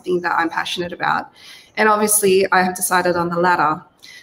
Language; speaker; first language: English; native; English